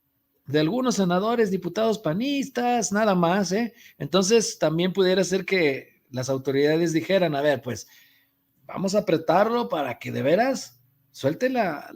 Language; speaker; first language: Spanish; native; Spanish